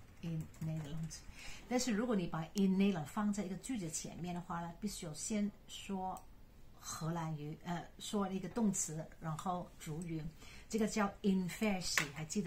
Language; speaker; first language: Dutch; non-native, fluent; Chinese